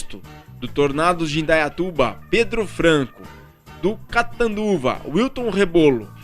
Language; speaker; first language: Portuguese; native; Portuguese